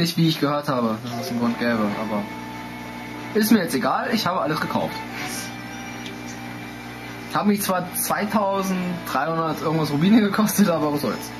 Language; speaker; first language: German; native; German